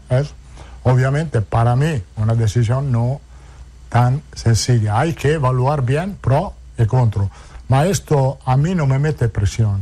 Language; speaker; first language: Spanish; non-native, fluent; Italian